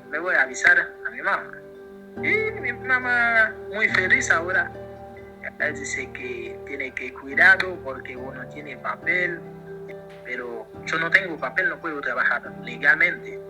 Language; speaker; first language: Spanish; non-native, learner; Haitian Creole